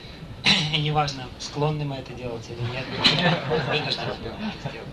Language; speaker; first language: Russian; native; Russian